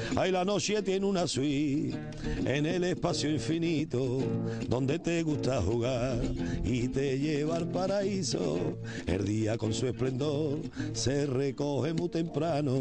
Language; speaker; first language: Spanish; native; Spanish